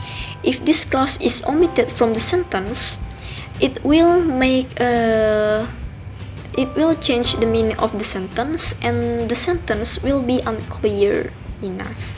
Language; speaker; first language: English; non-native, learner; Indonesian